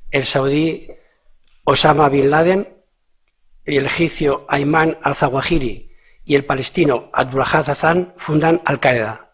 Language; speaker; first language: Spanish; native; Spanish